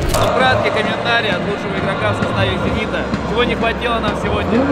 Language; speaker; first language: Russian; native; Russian